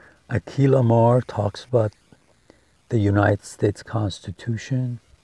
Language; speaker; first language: English; non-native, fluent; Persian